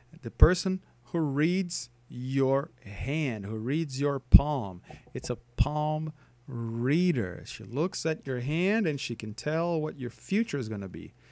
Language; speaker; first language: English; non-native, fluent; Portuguese